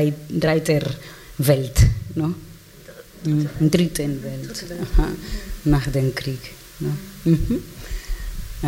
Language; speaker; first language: German; non-native, learner; Spanish